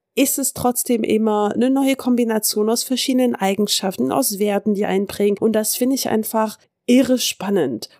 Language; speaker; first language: German; early bilingual, heritage; French